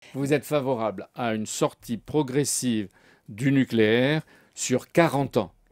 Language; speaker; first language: French; native; French